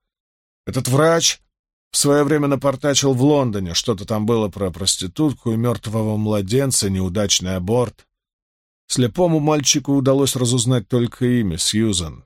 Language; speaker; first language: Russian; native; Russian